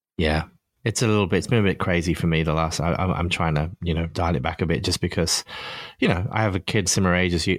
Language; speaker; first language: English; native; English